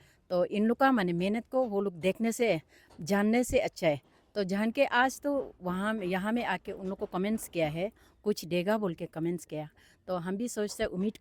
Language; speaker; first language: Hindi; non-native, local second language; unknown